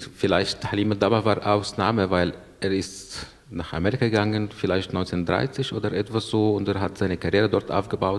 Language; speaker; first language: German; non-native, learner; Arabic